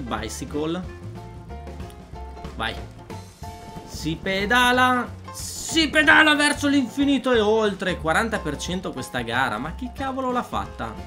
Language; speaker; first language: Italian; native; Italian